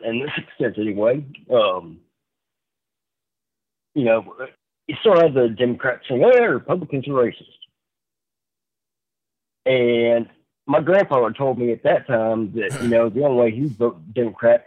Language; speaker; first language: English; native; English